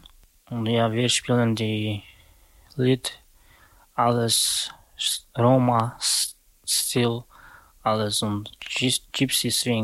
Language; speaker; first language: German; non-native, learner; Slovak